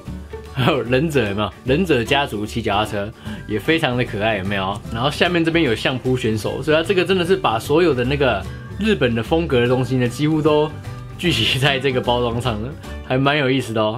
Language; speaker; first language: Chinese; native; Chinese